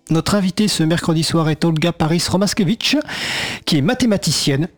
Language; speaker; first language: French; native; French